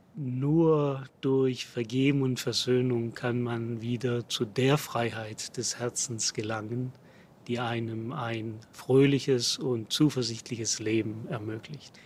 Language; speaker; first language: German; native; German